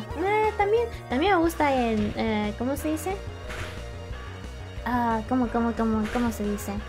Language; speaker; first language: Spanish; early bilingual, heritage; English